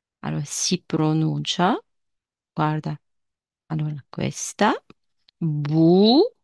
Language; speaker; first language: Italian; non-native, fluent; Arabic